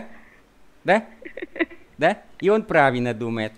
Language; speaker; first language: Russian; non-native, fluent; Vietnamese